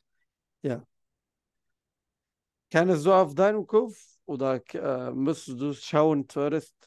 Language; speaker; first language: German; non-native, fluent; Arabic